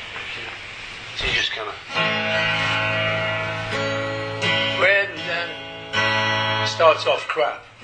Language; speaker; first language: English; native; English